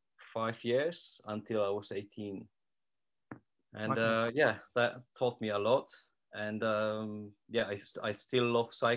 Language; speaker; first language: English; non-native, fluent; Polish